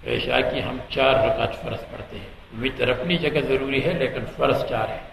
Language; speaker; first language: Urdu; non-native, local second language; Pashto